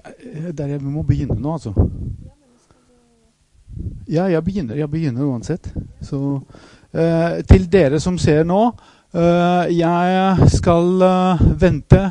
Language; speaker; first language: Norwegian; non-native, fluent; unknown